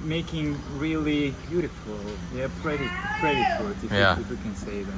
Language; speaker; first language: English; non-native, learner; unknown